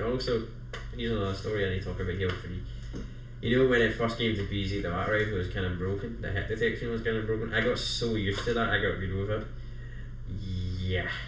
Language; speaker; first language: English; native; English